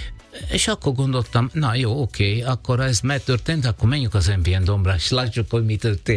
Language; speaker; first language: Hungarian; non-native, fluent; Italian